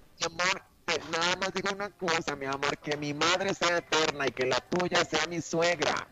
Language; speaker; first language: Spanish; native; Spanish